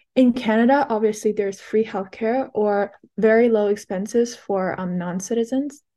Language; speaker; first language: English; early bilingual, other home language; Chinese